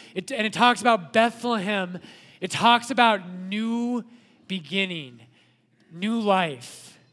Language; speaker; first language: English; native; English